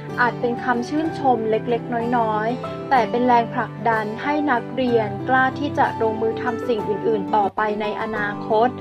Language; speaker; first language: Thai; native; Thai